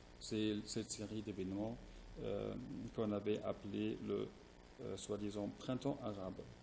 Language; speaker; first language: French; non-native, fluent; German